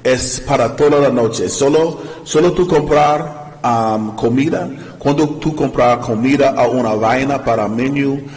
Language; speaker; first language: Spanish; non-native, learner; English